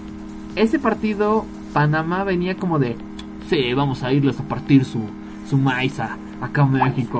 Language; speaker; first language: Spanish; native; Spanish